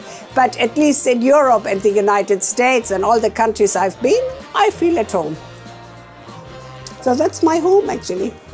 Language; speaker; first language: English; non-native, fluent; German